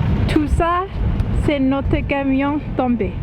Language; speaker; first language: French; non-native, learner; Thai